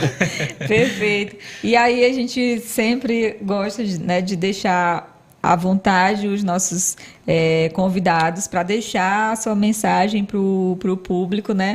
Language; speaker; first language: Portuguese; native; Portuguese